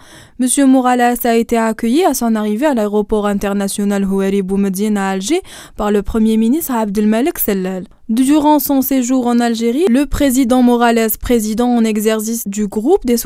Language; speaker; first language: French; non-native, local second language; Arabic